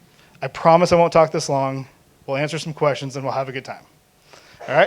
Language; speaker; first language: English; native; English